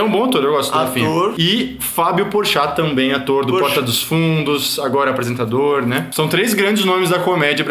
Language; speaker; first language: Portuguese; native; Portuguese